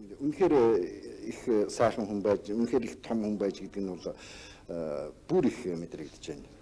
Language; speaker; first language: Mongolian; native; Mongolian